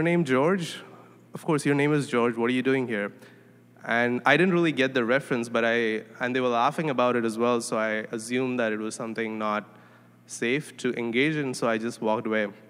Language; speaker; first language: English; non-native, local second language; Tamil